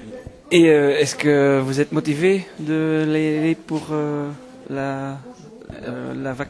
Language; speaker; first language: French; non-native, fluent; Dutch